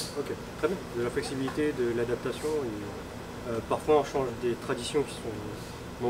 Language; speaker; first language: French; early bilingual, other home language; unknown